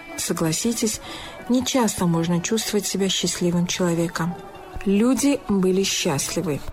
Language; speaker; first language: Russian; non-native, local second language; Tajik